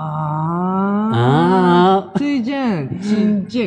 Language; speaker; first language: Chinese; non-native, learner; Japanese